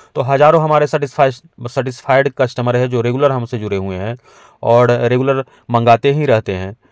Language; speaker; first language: Hindi; native; Hindi